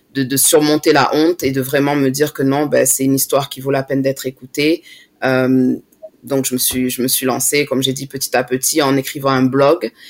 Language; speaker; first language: French; native; French